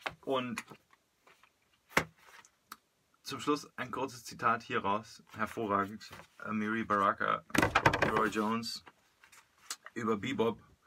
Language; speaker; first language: German; native; German